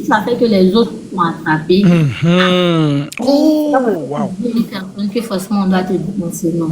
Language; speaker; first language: French; native; French